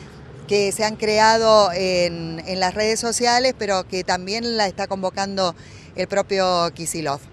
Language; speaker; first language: Spanish; native; Spanish